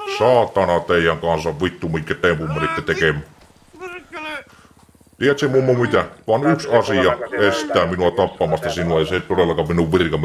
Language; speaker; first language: Finnish; native; Finnish